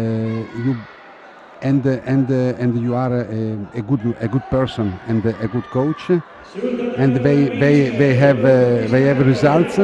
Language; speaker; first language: English; non-native, fluent; Italian